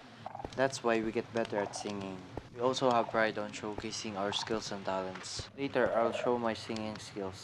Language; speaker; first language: English; non-native, local second language; Filipino